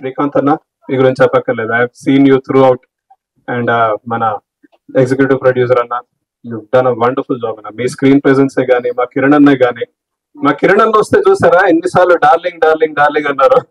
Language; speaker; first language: Telugu; native; Telugu